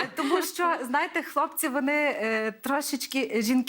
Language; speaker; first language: Ukrainian; native; Ukrainian